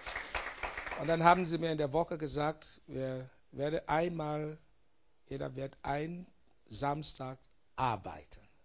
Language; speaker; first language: German; non-native, learner; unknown